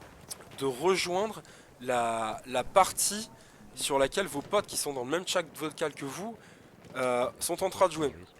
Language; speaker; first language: French; native; French